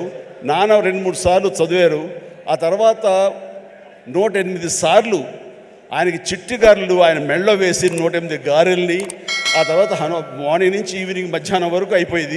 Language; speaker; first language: Telugu; native; Telugu